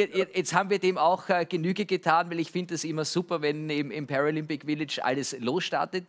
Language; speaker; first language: German; native; German